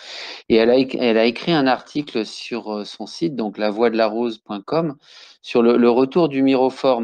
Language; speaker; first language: French; native; French